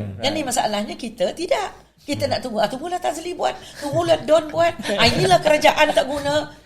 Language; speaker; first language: Malay; non-native, local second language; Iban